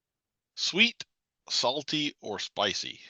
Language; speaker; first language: English; native; English